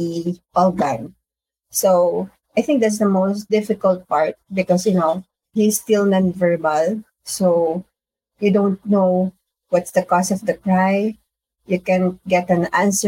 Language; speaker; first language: English; non-native, local second language; Filipino